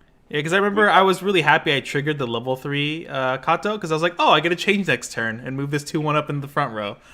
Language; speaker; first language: English; native; English